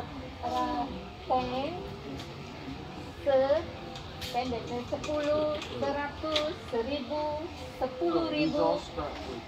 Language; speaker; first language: English; non-native, local second language; Indonesian